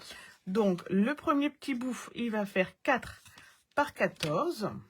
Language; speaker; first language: French; native; French